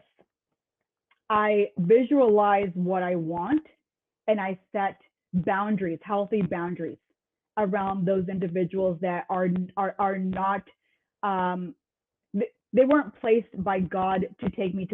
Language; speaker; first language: English; native; English